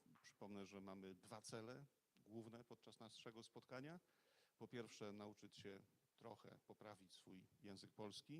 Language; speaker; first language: Polish; native; Polish